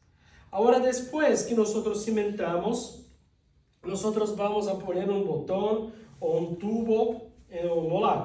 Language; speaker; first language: Spanish; non-native, fluent; Portuguese